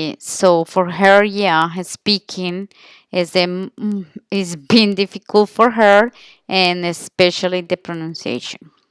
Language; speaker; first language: English; non-native, learner; Spanish